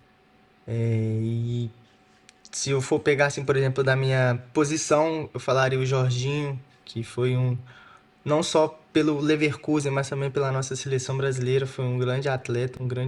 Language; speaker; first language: Portuguese; native; Portuguese